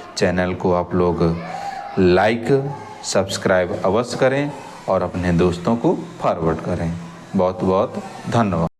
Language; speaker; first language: Hindi; native; Hindi